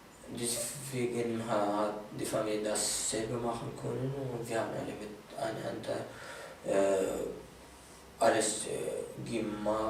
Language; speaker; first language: German; early bilingual, other home language; Arabic